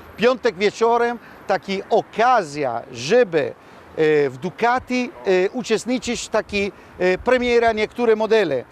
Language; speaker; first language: Polish; non-native, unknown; Italian